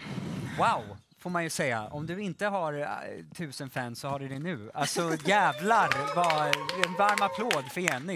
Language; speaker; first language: Swedish; native; Swedish